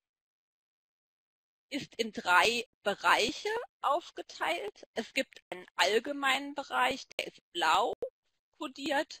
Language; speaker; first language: German; native; German